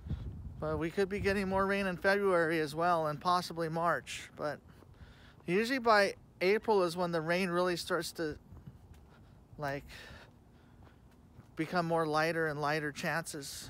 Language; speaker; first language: English; native; English